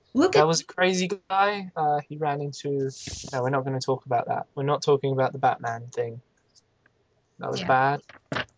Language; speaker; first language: English; native; English